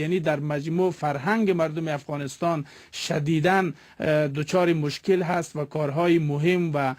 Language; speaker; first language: Persian; native; Persian